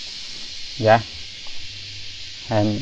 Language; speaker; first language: English; non-native, learner; Thai